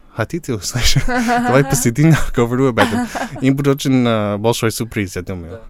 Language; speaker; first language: Russian; non-native, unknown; English